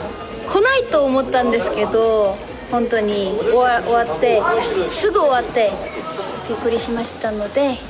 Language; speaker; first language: Japanese; non-native, learner; Korean